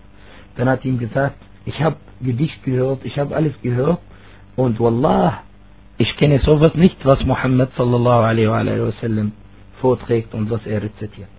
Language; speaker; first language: German; non-native, fluent; Arabic